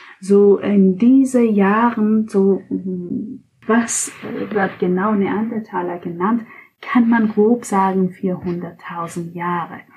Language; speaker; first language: German; non-native, fluent; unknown